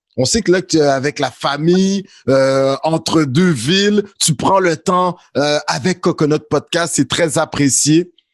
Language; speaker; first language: French; native; French